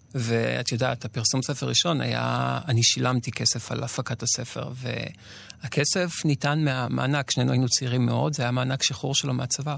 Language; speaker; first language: Hebrew; native; Hebrew